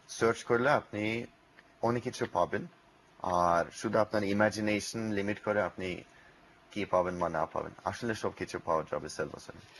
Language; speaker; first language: Bangla; non-native, learner; English